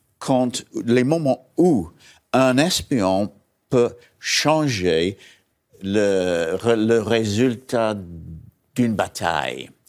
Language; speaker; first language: French; non-native, learner; English